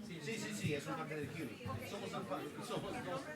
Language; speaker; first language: Spanish; non-native, fluent; English